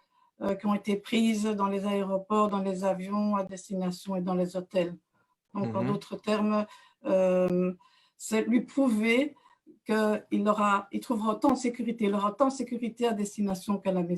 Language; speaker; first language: French; native; French